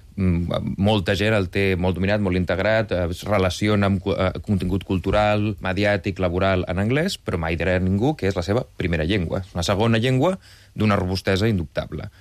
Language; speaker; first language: Catalan; non-native, local second language; Spanish